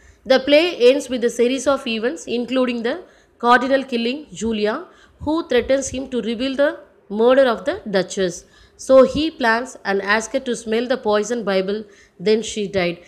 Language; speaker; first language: English; non-native, local second language; Tamil